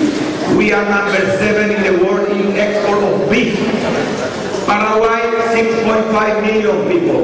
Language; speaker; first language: English; non-native, fluent; Spanish